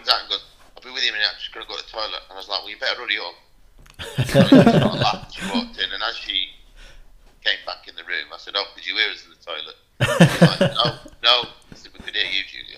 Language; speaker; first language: English; native; English